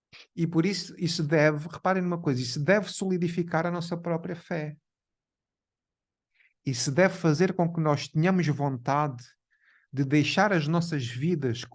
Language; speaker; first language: Portuguese; native; Portuguese